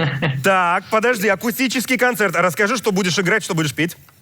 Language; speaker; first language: Russian; native; Russian